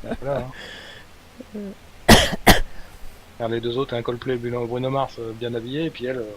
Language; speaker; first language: French; native; French